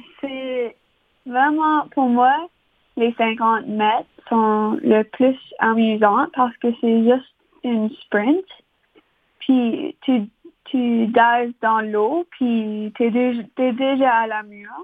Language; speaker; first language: French; non-native, local second language; English